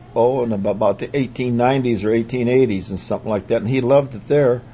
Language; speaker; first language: English; native; English